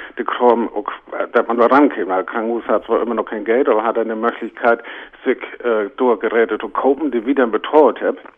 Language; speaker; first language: German; native; German